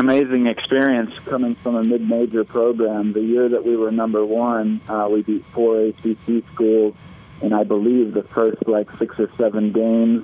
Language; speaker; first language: English; native; English